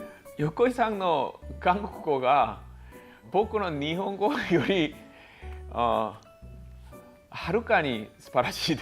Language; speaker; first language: Japanese; non-native, learner; Korean